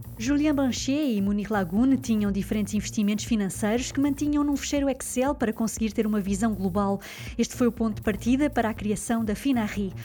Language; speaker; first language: Portuguese; native; Portuguese